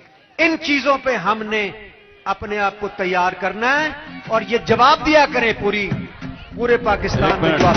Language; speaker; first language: Urdu; native; Urdu